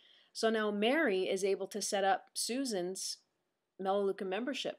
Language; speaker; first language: English; native; English